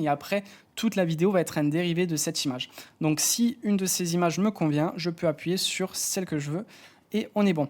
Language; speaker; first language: French; native; French